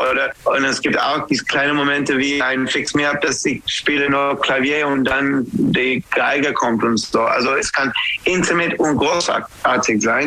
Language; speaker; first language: German; non-native, fluent; English